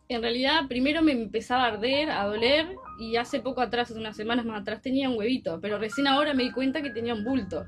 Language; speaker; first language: Spanish; native; Spanish